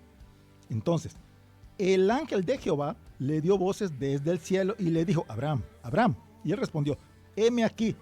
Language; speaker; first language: Spanish; native; Spanish